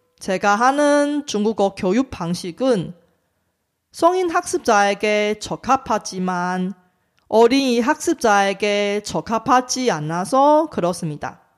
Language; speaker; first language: Korean; non-native, fluent; Chinese